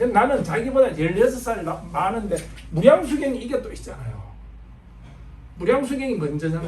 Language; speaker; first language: Korean; native; Korean